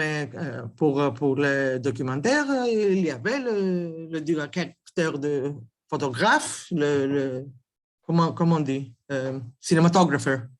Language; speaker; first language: French; non-native, learner; Greek